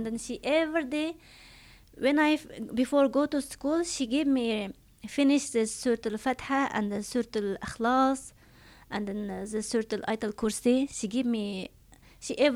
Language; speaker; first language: English; non-native, learner; Chinese